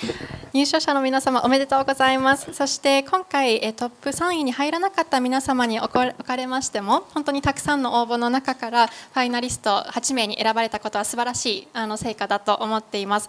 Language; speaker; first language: Japanese; native; Japanese